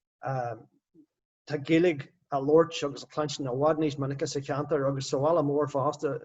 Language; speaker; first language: Irish; non-native, local second language; English